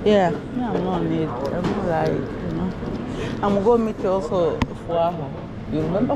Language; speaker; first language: English; non-native, learner; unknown